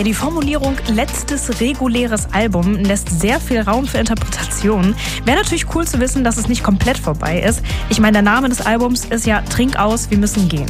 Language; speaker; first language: German; native; German